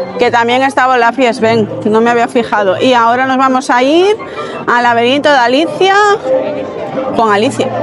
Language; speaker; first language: Spanish; native; Spanish